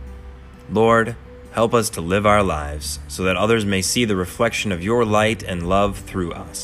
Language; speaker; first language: English; native; English